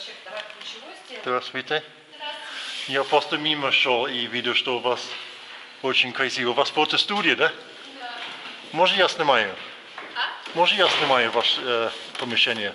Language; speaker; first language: Russian; non-native, learner; English